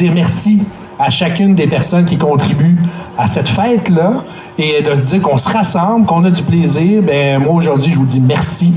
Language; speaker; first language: French; native; French